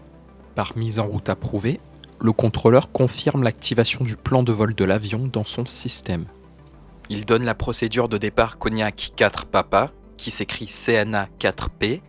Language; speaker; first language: French; native; French